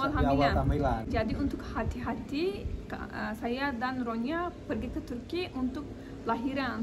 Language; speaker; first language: Indonesian; non-native, learner; Turkish